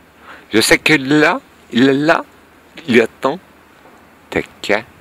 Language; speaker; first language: French; non-native, fluent; Turkish